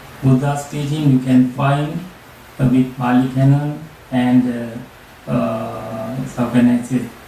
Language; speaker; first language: English; non-native, learner; Sinhala